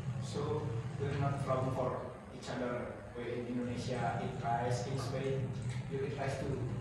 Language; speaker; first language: English; non-native, learner; Indonesian